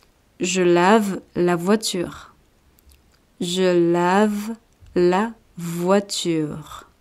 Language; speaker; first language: French; non-native, fluent; Spanish